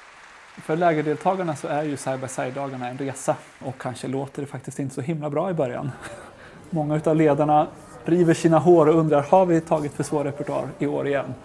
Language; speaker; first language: Swedish; native; Swedish